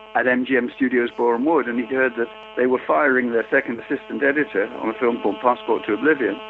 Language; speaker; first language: English; native; English